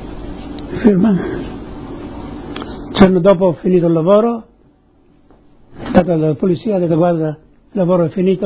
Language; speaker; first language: Italian; non-native, local second language; Friulian